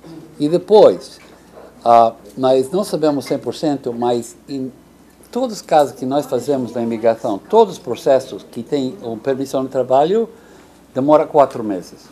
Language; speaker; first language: Portuguese; non-native, fluent; English